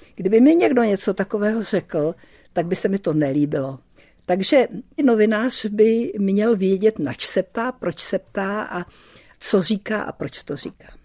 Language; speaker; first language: Czech; early bilingual, heritage; Czech